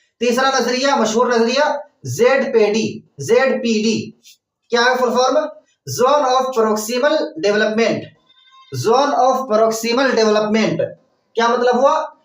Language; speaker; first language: Urdu; native; Urdu